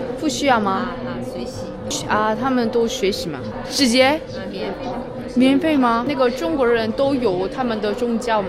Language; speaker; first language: Chinese; non-native, learner; Korean